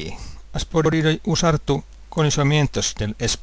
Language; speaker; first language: Spanish; non-native, fluent; Finnish